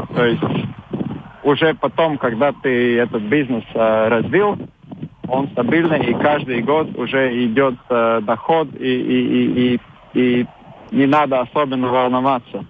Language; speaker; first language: Russian; non-native, local second language; Latvian